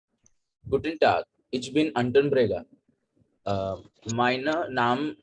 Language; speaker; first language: German; non-native, learner; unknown